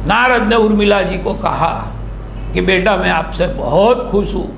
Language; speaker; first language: Hindi; non-native, local second language; Gujarati